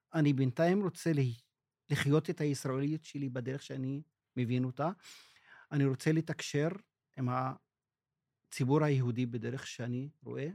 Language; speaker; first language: Hebrew; non-native, local second language; Arabic